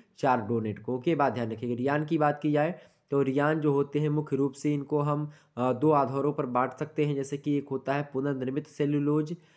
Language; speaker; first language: Hindi; native; Hindi